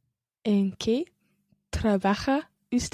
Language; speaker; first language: Spanish; non-native, learner; English